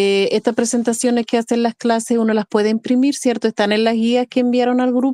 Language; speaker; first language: Spanish; native; Spanish